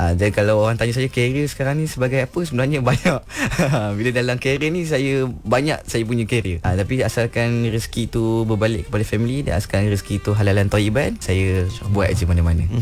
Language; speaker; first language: Malay; native; Malay